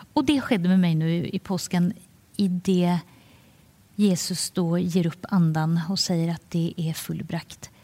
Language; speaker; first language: Swedish; native; Swedish